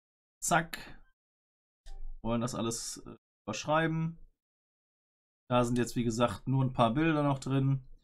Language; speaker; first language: German; native; German